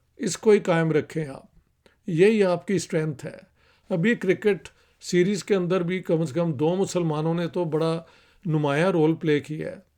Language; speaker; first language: Urdu; non-native, local second language; Punjabi